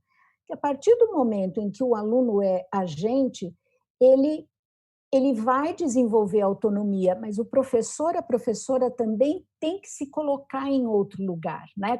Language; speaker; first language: Portuguese; native; Portuguese